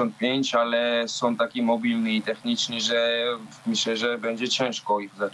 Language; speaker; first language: Polish; non-native, learner; Georgian